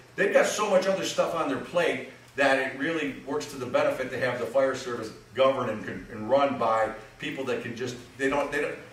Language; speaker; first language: English; native; English